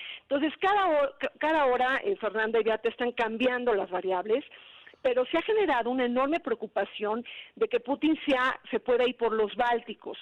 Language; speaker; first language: Spanish; native; Spanish